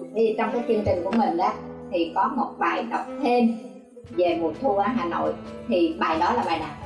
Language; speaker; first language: Vietnamese; native; Vietnamese